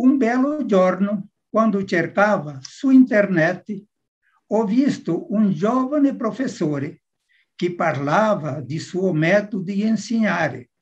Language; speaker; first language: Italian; non-native, learner; Portuguese